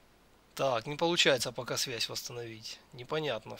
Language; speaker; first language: Russian; native; Russian